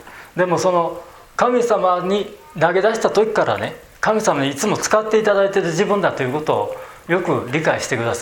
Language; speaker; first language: Japanese; native; Japanese